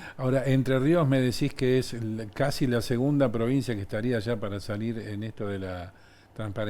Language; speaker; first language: Spanish; native; Spanish